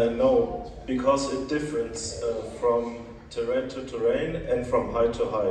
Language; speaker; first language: English; non-native, learner; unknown